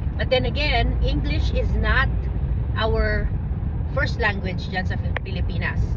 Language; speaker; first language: Filipino; native; Filipino